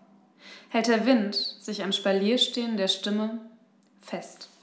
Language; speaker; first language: German; native; German